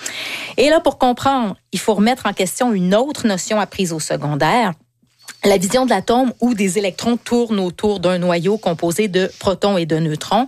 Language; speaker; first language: French; native; French